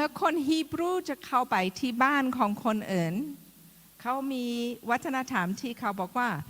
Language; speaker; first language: Thai; non-native, fluent; English